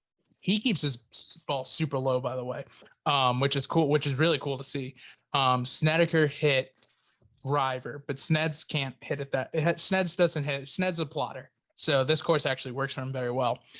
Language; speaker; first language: English; native; English